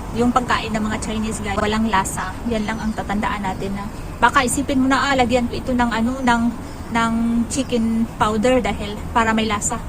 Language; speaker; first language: Filipino; non-native, local second language; Cebuano